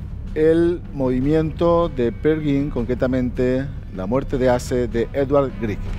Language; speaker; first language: Spanish; native; Spanish